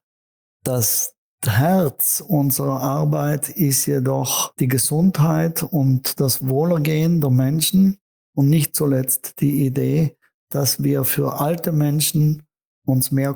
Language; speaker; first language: German; native; German